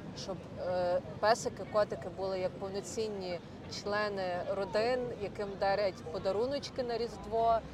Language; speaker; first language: Ukrainian; non-native, local second language; Russian